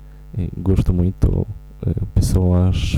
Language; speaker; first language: Portuguese; non-native, learner; Romanian